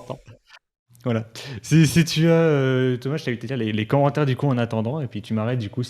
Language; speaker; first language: French; native; French